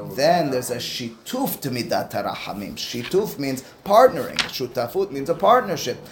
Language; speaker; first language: English; native; English